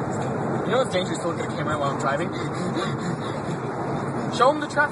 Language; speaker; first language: English; native; English